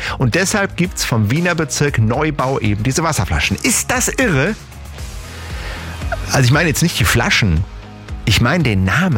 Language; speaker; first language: German; native; German